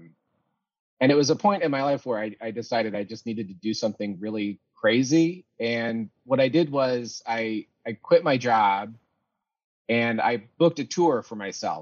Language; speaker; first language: English; native; English